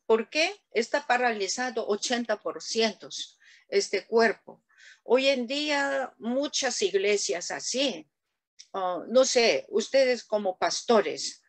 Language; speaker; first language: Spanish; non-native, learner; Korean